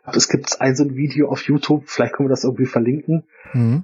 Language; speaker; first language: German; native; German